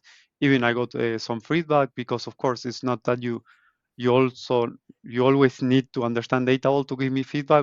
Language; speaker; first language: English; non-native, fluent; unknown